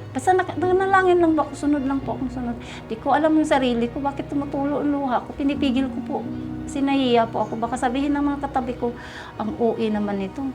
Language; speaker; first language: Filipino; native; Filipino